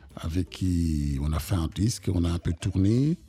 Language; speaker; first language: French; non-native, local second language; Kongo